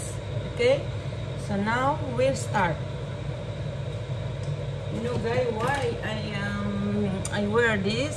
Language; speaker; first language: English; non-native, learner; Filipino